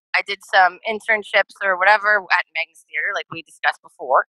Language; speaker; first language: English; native; English